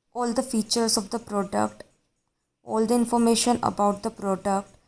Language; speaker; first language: English; non-native, local second language; Hindi